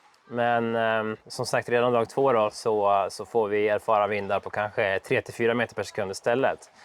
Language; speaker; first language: Swedish; native; Swedish